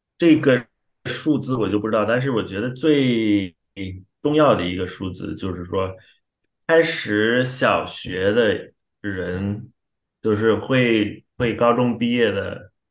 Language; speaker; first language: Chinese; non-native, fluent; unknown